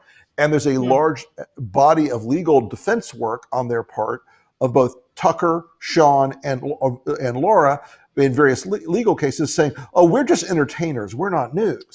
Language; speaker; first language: English; native; English